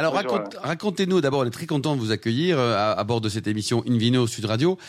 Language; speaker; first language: French; native; French